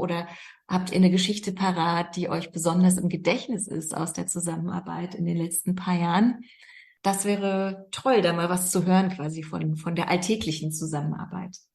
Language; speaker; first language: German; native; German